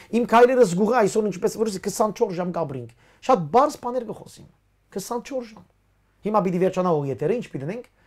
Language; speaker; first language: Armenian; early bilingual, heritage; Armenian